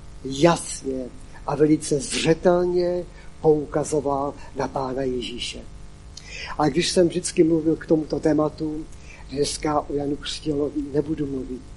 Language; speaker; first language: Czech; non-native, local second language; Polish